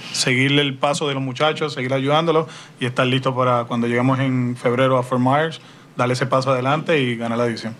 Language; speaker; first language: Spanish; native; Spanish